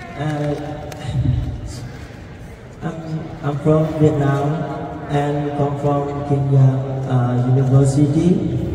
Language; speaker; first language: English; non-native, learner; Vietnamese